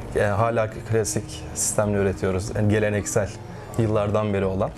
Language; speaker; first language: Turkish; native; Turkish